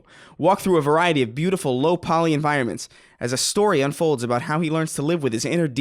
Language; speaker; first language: English; native; English